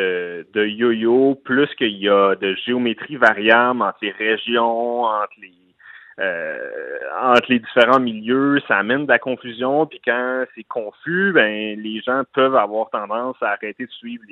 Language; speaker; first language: French; native; French